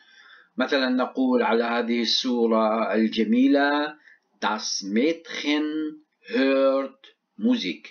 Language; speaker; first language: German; non-native, fluent; Arabic